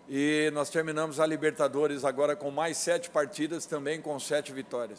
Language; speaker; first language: Portuguese; native; Portuguese